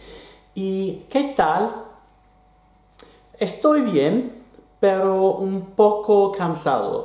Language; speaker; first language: Spanish; non-native, fluent; English